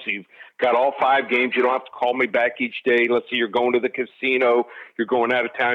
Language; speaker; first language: English; native; English